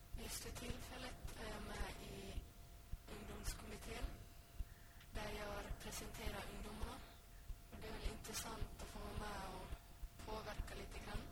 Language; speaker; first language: Swedish; early bilingual, other home language; Finnish